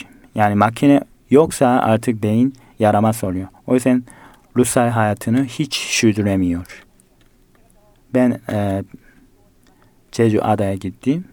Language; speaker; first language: Turkish; non-native, fluent; Korean